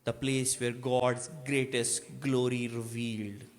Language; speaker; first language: English; non-native, local second language; Urdu